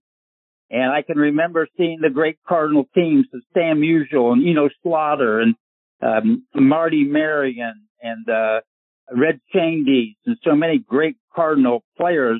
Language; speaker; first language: English; native; English